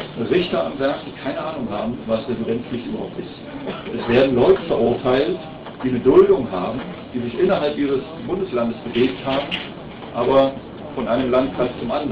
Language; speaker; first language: German; native; German